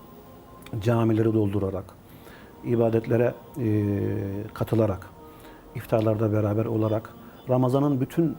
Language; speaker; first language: Turkish; native; Turkish